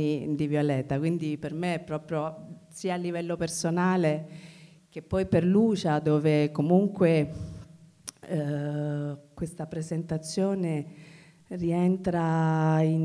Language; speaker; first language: Italian; native; Italian